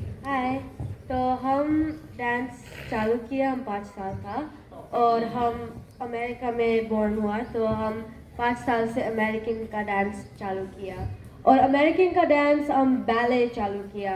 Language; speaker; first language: Hindi; non-native, learner; Gujarati